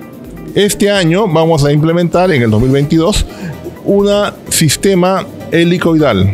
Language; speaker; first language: Spanish; native; Spanish